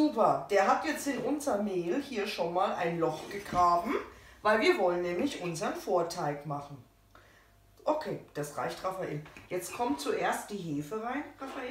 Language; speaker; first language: German; native; German